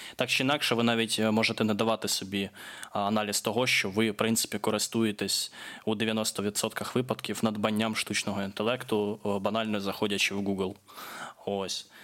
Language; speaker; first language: Ukrainian; non-native, local second language; Russian